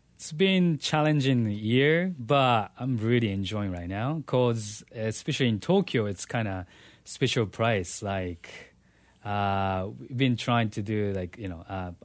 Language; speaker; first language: English; non-native, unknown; Japanese